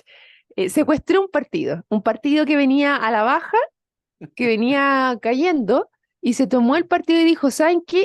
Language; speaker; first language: Spanish; native; Spanish